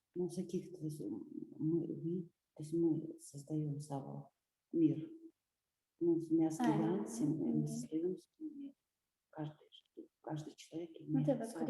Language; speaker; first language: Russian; non-native, learner; Lithuanian